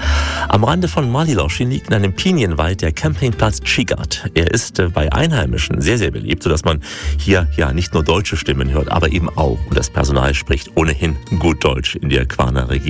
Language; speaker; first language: German; native; German